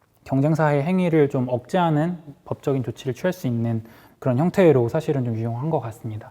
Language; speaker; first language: Korean; native; Korean